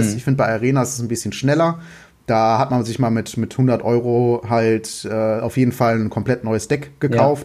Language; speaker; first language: German; native; German